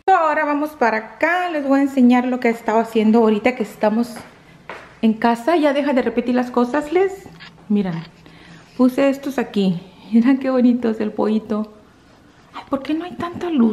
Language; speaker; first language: Spanish; early bilingual, heritage; Spanish